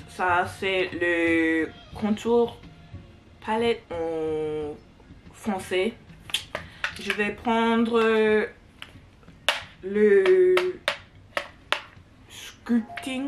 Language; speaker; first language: French; non-native, learner; English